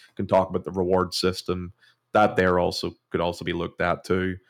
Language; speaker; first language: English; native; English